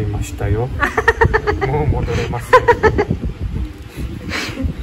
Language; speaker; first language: Japanese; native; Japanese